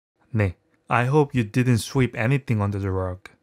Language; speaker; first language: English; non-native, fluent; Korean